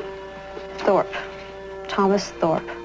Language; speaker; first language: English; native; English